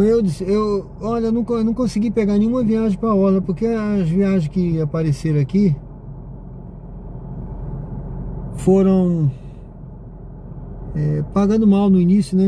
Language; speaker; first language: Portuguese; native; Portuguese